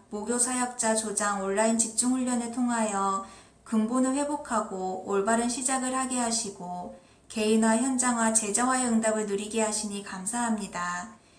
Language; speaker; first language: Korean; native; Korean